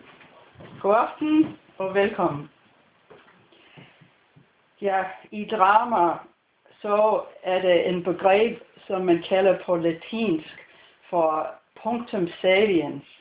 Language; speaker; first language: Danish; non-native, fluent; English